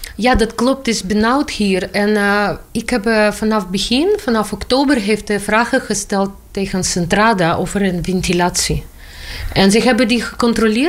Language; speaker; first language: Dutch; non-native, learner; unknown